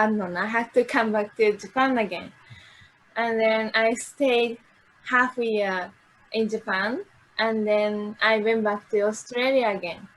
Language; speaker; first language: English; non-native, learner; Japanese